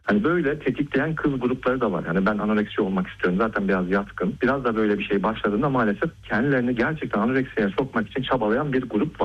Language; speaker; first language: Turkish; native; Turkish